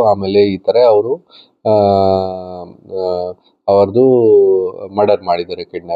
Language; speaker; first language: Kannada; non-native, fluent; Hindi